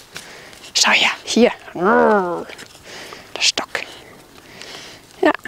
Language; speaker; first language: German; native; German